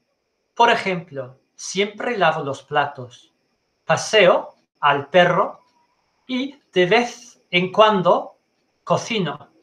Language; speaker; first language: Spanish; non-native, learner; English